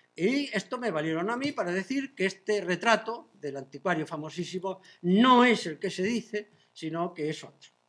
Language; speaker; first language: Spanish; native; Spanish